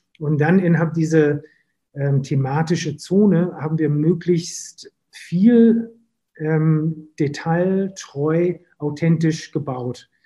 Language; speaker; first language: German; non-native, fluent; English